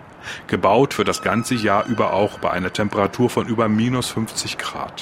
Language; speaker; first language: German; native; German